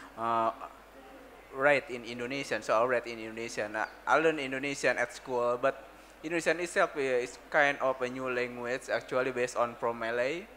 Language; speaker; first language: English; non-native, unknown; Sundanese